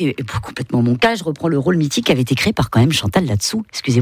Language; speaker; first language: French; native; French